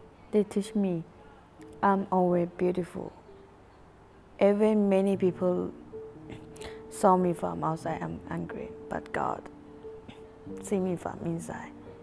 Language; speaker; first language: English; non-native, learner; Akha